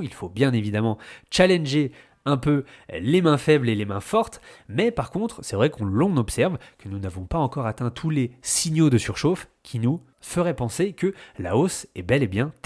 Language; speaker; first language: French; native; French